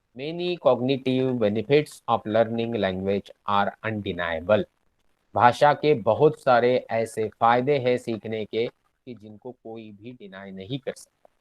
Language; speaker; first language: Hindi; non-native, local second language; Marathi